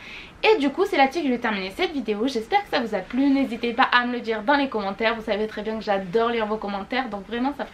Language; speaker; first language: French; native; French